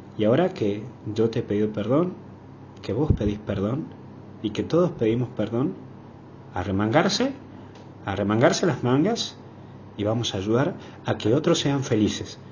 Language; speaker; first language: Spanish; native; Spanish